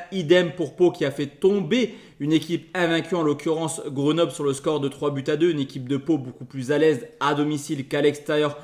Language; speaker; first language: French; native; French